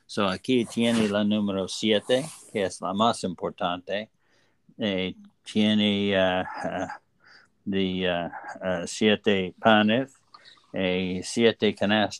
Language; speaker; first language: Spanish; non-native, learner; English